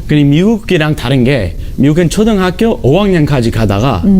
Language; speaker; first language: Korean; non-native, fluent; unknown